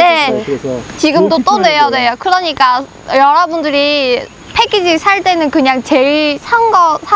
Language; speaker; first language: Korean; non-native, learner; Vietnamese